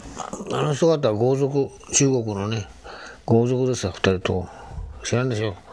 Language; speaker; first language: Japanese; native; Japanese